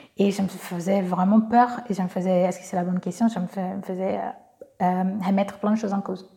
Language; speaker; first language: French; non-native, fluent; Portuguese